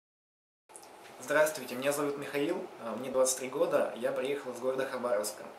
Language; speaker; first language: Russian; native; Russian